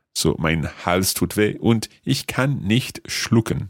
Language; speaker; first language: German; non-native, learner; English